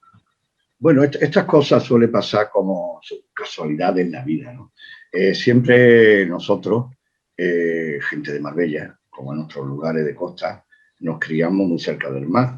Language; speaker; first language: Spanish; native; Spanish